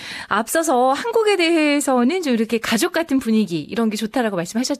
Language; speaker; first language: Korean; native; Korean